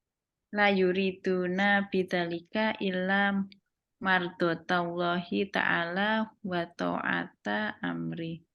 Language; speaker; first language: Arabic; non-native, learner; Indonesian